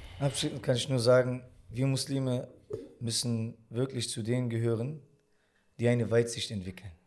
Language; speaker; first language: German; early bilingual, other home language; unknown